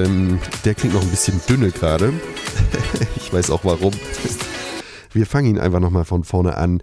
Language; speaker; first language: German; native; German